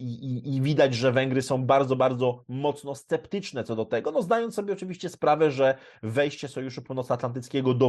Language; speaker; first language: Polish; native; Polish